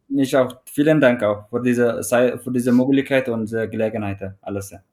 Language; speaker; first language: German; non-native, learner; Tigrinya